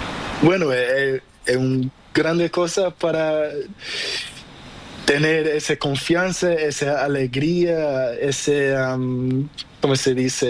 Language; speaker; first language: Spanish; non-native, learner; Portuguese